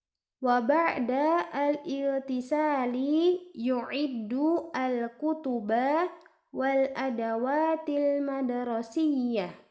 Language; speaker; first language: Arabic; non-native, fluent; Indonesian